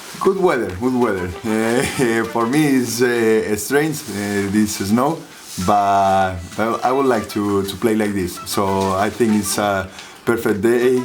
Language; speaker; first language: English; non-native, learner; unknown